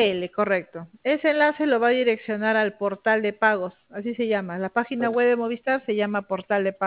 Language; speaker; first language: Spanish; native; Spanish